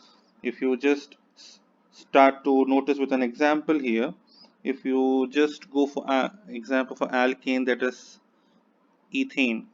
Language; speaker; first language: English; non-native, local second language; Hindi